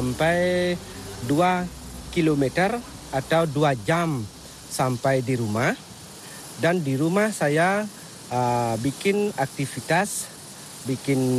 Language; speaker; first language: Indonesian; non-native, local second language; Balinese